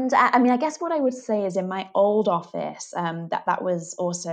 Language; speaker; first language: English; native; English